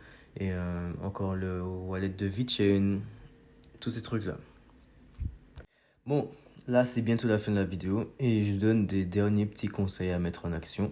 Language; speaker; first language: French; native; French